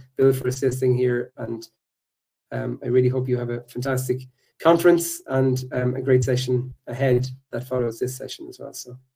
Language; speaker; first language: English; native; English